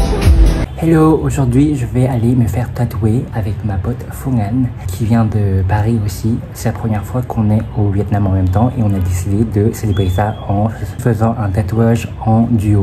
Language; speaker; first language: French; early bilingual, other home language; Vietnamese